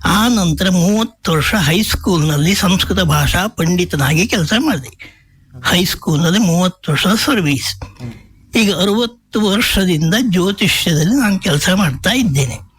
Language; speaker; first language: Kannada; native; Kannada